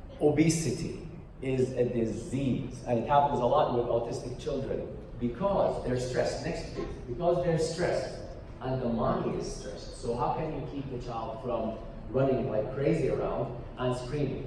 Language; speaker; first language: English; non-native, fluent; Arabic